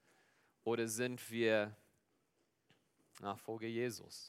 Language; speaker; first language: German; non-native, fluent; Afrikaans